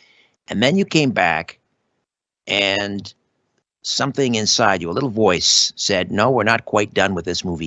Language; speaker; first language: English; native; English